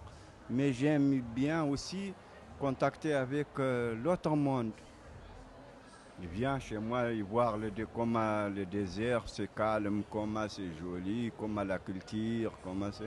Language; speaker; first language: French; non-native, local second language; Tamasheq